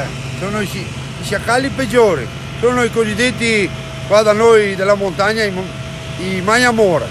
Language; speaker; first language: Italian; native; Italian